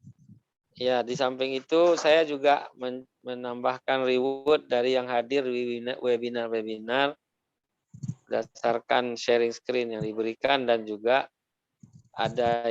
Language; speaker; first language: Indonesian; native; Indonesian